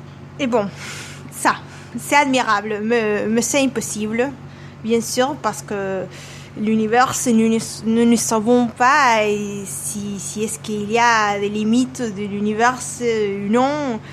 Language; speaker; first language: French; non-native, learner; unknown